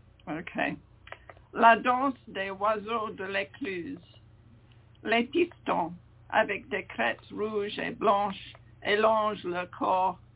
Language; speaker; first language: French; non-native, fluent; English